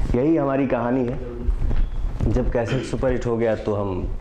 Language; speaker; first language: Hindi; non-native, local second language; Bhojpuri